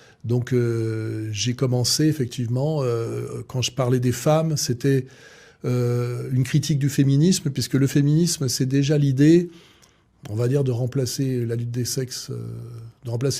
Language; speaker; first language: French; native; French